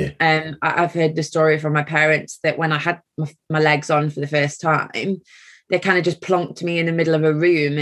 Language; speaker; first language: English; native; English